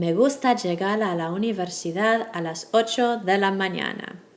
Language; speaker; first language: Spanish; non-native, fluent; English